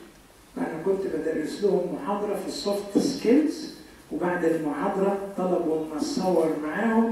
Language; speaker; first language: Arabic; native; Arabic